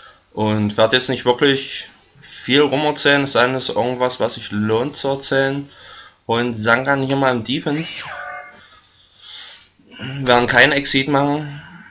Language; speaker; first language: German; native; German